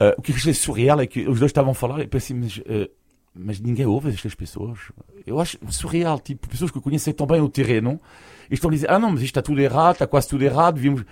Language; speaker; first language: Portuguese; non-native, fluent; French